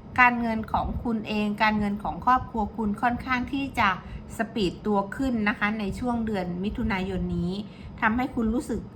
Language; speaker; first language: Thai; native; Thai